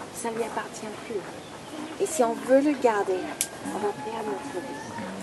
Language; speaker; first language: French; non-native, fluent; English